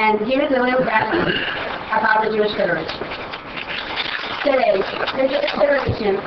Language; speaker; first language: English; non-native, fluent; Hebrew